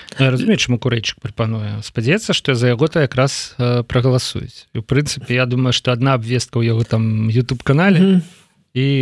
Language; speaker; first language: Belarusian; native; Belarusian